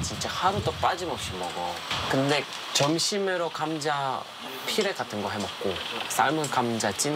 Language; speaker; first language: Korean; non-native, fluent; Polish